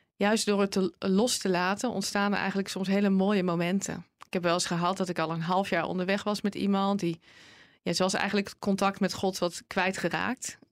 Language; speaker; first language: Dutch; native; Dutch